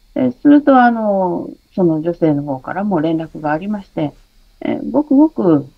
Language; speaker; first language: Japanese; native; Japanese